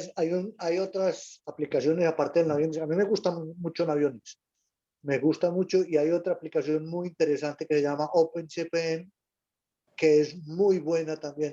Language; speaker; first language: Spanish; native; Spanish